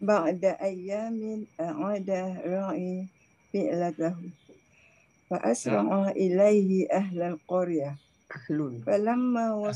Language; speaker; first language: Arabic; non-native, learner; Indonesian